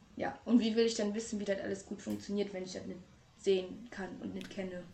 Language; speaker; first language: German; native; German